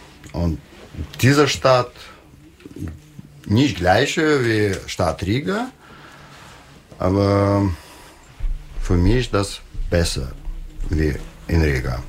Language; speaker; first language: German; non-native, learner; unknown